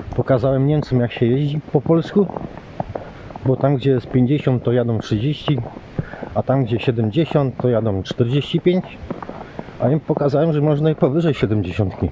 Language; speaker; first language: Polish; native; Polish